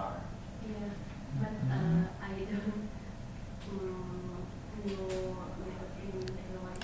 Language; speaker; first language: English; non-native, learner; Indonesian